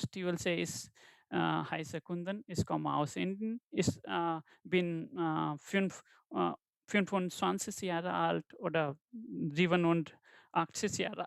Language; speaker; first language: German; non-native, fluent; Hindi